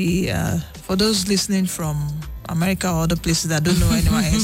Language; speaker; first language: English; non-native, local second language; Igbo